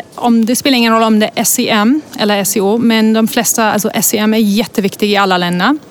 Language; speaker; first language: Swedish; non-native, fluent; German